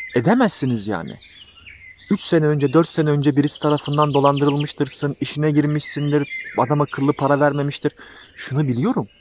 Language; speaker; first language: Turkish; native; Turkish